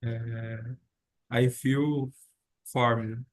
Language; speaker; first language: English; non-native, learner; Portuguese